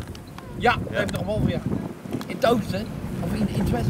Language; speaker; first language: Dutch; native; Dutch